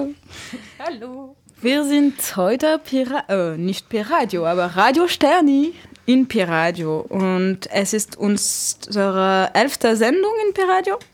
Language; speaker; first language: German; non-native, learner; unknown